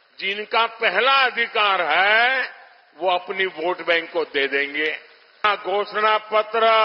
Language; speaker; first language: Hindi; non-native, local second language; Gujarati